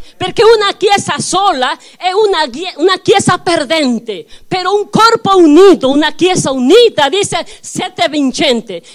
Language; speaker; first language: Italian; non-native, learner; Spanish